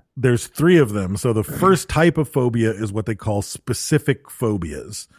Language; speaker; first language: English; native; English